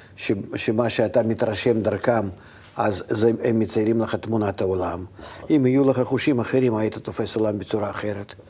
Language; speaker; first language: Hebrew; non-native, fluent; Russian